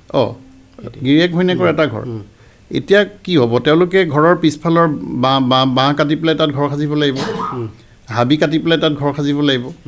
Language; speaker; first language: Assamese; native; Assamese